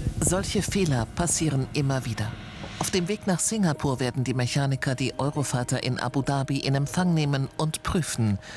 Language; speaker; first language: German; native; German